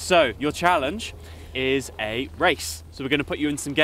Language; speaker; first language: English; native; English